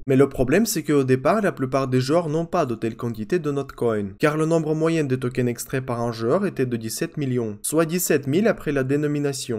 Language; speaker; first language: French; non-native, fluent; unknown